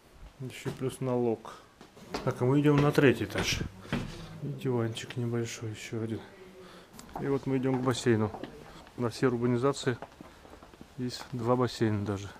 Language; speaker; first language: Russian; native; Russian